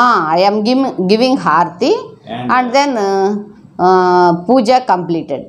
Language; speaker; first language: English; non-native, learner; Telugu